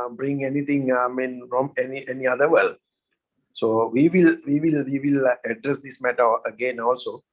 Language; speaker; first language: English; non-native, local second language; Sinhala